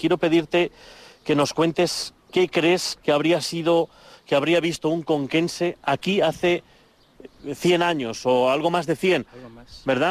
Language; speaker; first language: Spanish; native; Spanish